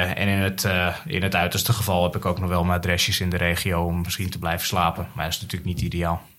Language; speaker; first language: Dutch; native; Dutch